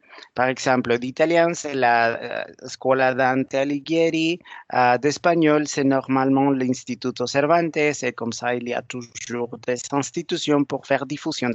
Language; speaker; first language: French; non-native, learner; Spanish